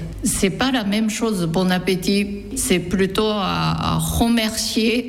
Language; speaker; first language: French; non-native, fluent; Japanese